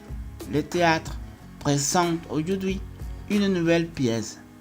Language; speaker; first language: French; non-native, fluent; Spanish